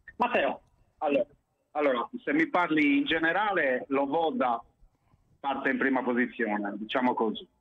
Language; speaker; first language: Italian; native; Italian